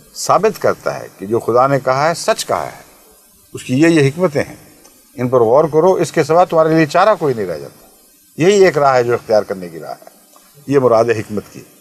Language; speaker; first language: Urdu; non-native, local second language; Punjabi